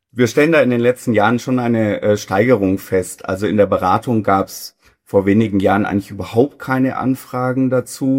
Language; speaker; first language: German; native; German